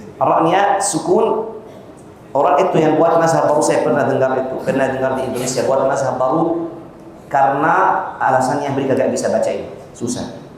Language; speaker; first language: Malay; non-native, fluent; Arabic